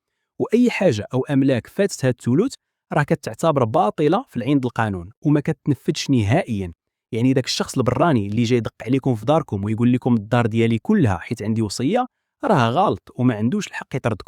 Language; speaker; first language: Arabic; native; Arabic